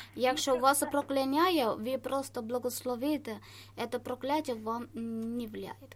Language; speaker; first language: Ukrainian; non-native, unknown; Malayalam